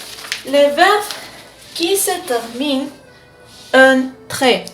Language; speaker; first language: French; non-native, learner; Spanish